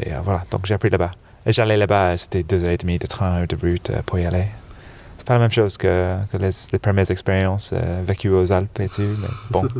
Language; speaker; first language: French; non-native, fluent; English